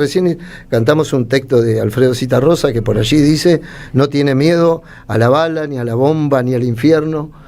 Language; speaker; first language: Spanish; native; Spanish